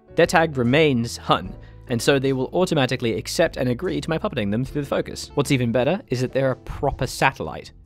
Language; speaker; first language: English; native; English